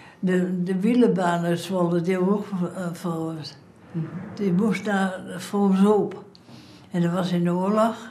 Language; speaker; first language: Dutch; native; Dutch